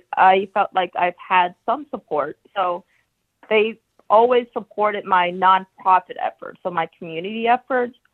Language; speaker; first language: English; native; English